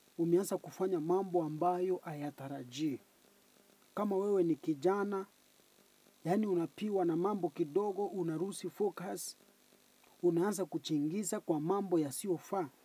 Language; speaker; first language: Swahili; non-native, local second language; Gusii